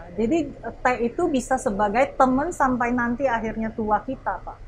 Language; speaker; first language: Indonesian; non-native, fluent; Malay